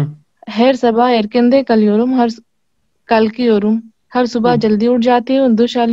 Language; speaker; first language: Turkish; non-native, learner; Urdu